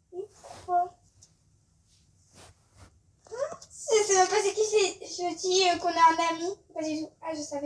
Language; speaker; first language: French; native; French